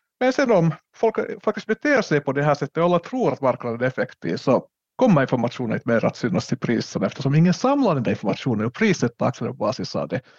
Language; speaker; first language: Swedish; native; Swedish